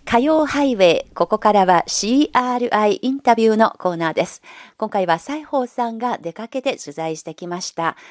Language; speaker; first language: Japanese; non-native, local second language; Chinese